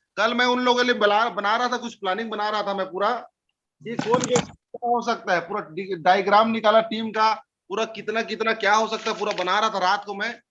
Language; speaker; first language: Hindi; native; Hindi